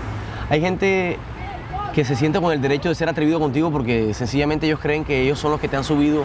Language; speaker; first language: Spanish; native; Spanish